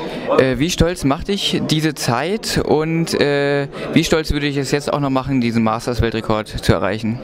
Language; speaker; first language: German; native; German